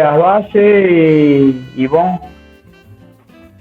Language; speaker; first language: Portuguese; non-native, learner; Spanish